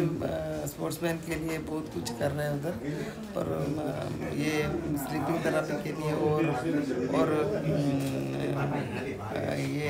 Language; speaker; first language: Hindi; non-native, local second language; Malayalam